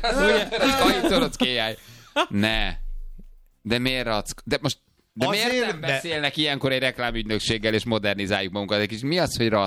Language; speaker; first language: Hungarian; native; Hungarian